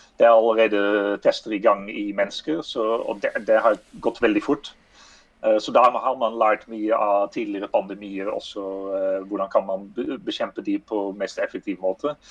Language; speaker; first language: Norwegian; non-native, fluent; Dutch